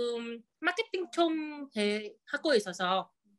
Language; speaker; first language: Korean; non-native, learner; Vietnamese